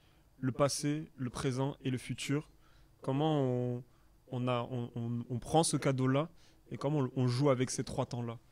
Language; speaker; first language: French; native; French